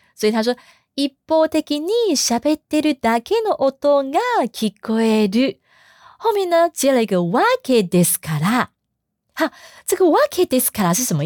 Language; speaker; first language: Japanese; non-native, fluent; Chinese